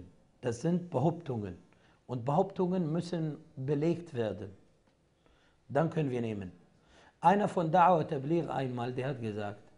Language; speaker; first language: German; non-native, fluent; Arabic